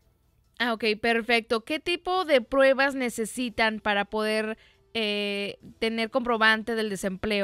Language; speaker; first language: Spanish; native; Spanish